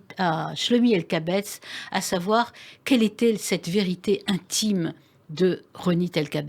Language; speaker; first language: French; native; French